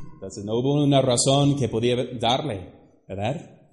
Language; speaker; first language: Spanish; non-native, fluent; English